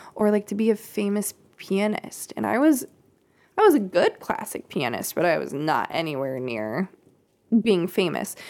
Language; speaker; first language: English; native; English